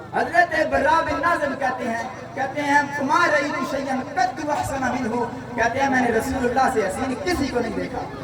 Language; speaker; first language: Urdu; non-native, local second language; Punjabi